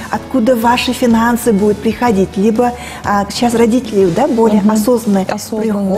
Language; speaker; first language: Russian; native; Russian